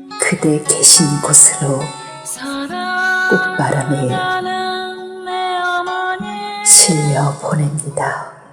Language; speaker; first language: Korean; native; Korean